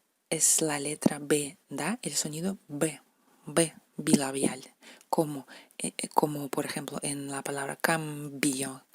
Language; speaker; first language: Spanish; non-native, fluent; Russian